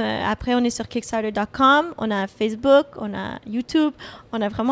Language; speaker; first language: French; non-native, fluent; English